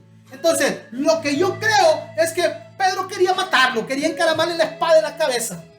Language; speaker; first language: Spanish; native; Spanish